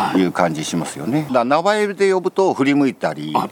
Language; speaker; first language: Japanese; native; Japanese